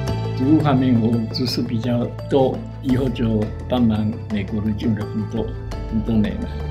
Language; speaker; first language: Chinese; non-native, local second language; Min Nan Chinese